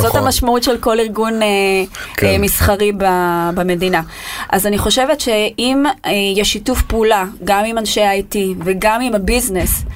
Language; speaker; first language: Hebrew; native; Hebrew